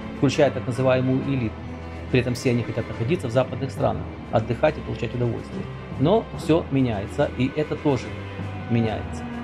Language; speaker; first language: Russian; native; Russian